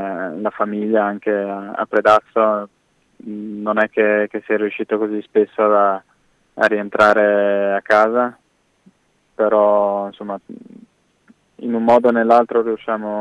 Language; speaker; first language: Italian; native; Italian